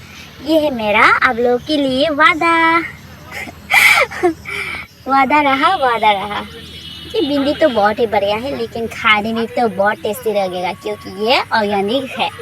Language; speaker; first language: Hindi; non-native, local second language; Bodo